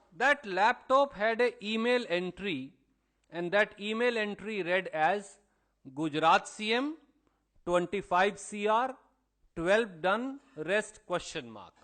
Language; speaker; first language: English; non-native, local second language; Hindi